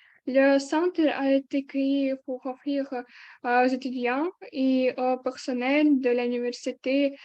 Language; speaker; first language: French; non-native, learner; Ukrainian